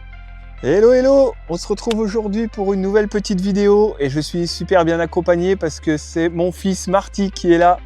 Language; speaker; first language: French; native; French